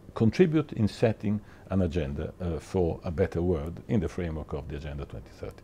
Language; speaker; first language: English; non-native, fluent; Italian